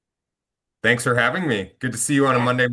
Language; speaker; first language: English; native; English